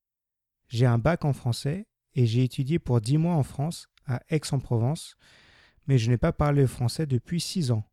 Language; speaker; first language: French; non-native, learner; English